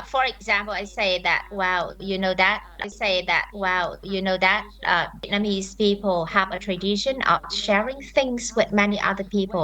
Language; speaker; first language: English; non-native, fluent; Vietnamese